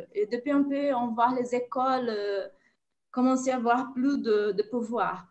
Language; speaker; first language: French; non-native, fluent; Portuguese